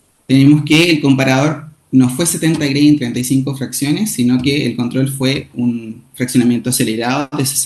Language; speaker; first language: Spanish; native; Spanish